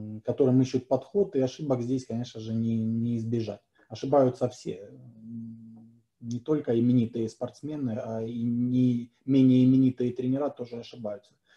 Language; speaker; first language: Russian; native; Russian